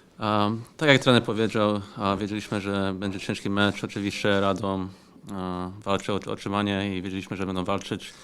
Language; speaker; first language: Polish; non-native, learner; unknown